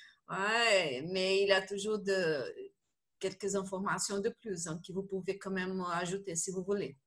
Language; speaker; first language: French; non-native, fluent; Portuguese